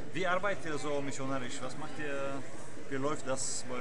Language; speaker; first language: German; non-native, fluent; Bulgarian